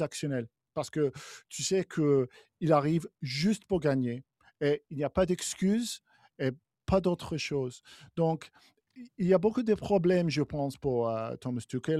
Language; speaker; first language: French; non-native, fluent; English